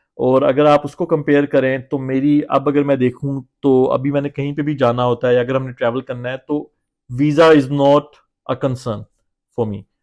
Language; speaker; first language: Urdu; native; Urdu